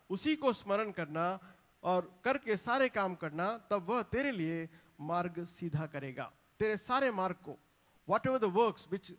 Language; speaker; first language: Hindi; non-native, local second language; Telugu